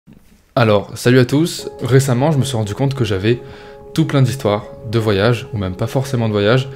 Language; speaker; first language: French; native; French